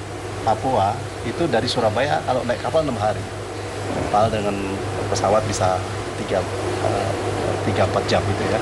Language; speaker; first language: Indonesian; native; Indonesian